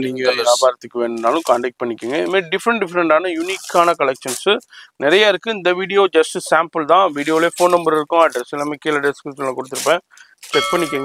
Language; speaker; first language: Tamil; native; Tamil